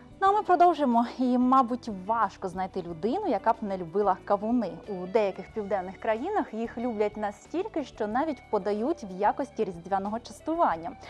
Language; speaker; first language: Ukrainian; native; Ukrainian